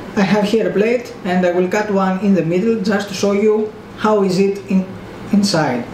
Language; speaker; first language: English; non-native, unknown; Greek